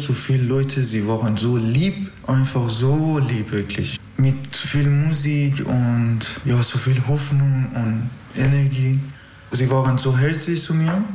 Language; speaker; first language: German; non-native, learner; Persian